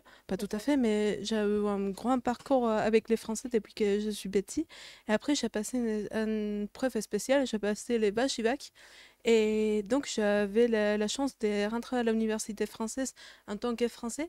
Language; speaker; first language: French; non-native, fluent; Spanish